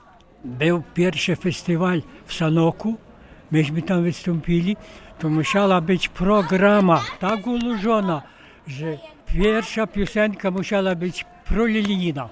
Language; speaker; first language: Polish; non-native, local second language; Ukrainian